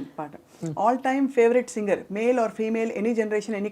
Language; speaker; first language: Telugu; native; Telugu